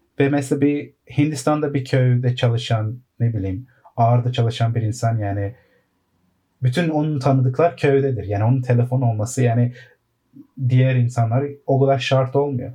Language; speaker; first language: Turkish; early bilingual, heritage; Turkish